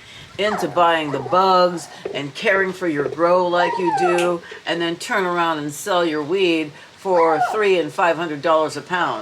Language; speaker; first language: English; native; English